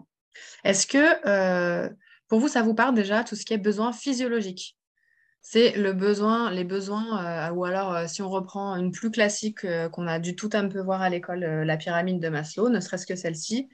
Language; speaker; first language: French; native; French